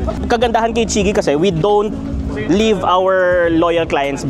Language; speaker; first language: Filipino; native; Filipino